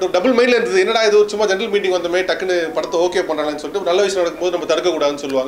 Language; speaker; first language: Tamil; native; Tamil